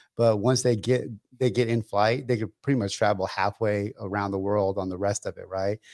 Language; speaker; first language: English; early bilingual, other home language; Vietnamese